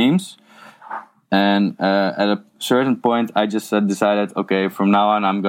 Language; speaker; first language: English; non-native, fluent; Dutch